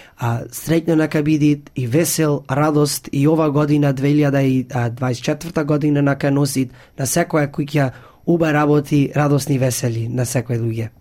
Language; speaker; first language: Macedonian; early bilingual, heritage; Macedonian